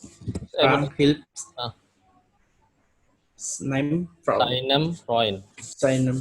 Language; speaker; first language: German; non-native, learner; Indonesian